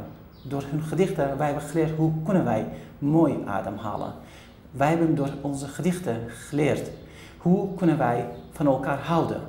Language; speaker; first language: Dutch; non-native, learner; Kurdish